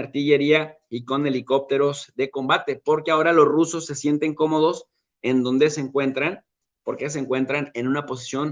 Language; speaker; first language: Spanish; native; Spanish